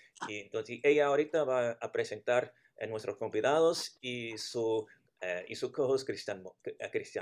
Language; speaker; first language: Spanish; non-native, fluent; English